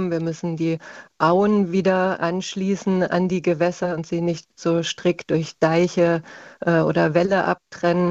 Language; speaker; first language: German; native; German